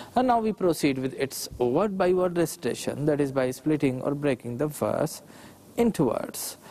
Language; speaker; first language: English; non-native, local second language; Urdu